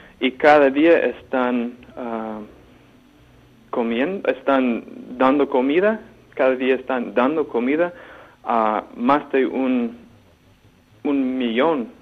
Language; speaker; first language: Spanish; non-native, fluent; English